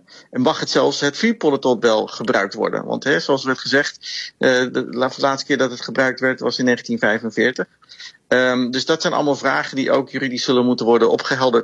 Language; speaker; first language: Dutch; native; Dutch